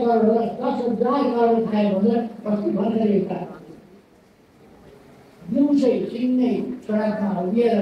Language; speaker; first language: Nepali; native; Nepali